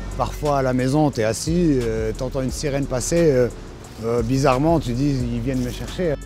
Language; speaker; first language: French; non-native, local second language; Arabic